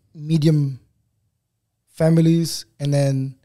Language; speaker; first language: English; non-native, fluent; Portuguese